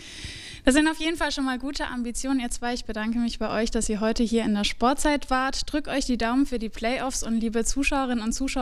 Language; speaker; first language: German; native; German